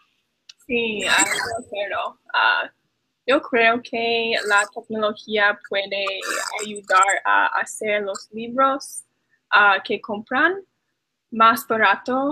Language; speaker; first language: Spanish; non-native, learner; English